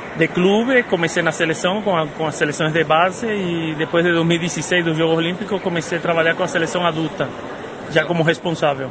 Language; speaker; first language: Portuguese; non-native, fluent; Spanish